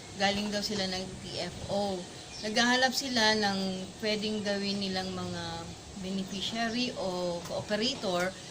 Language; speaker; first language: Filipino; non-native, local second language; Iloko